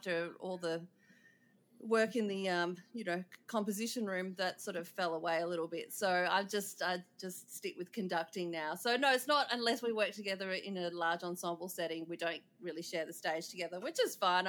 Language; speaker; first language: English; native; English